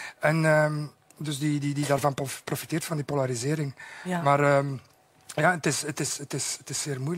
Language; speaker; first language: Dutch; native; Dutch